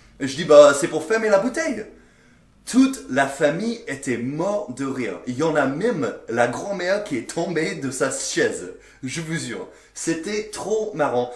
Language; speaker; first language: French; non-native, fluent; English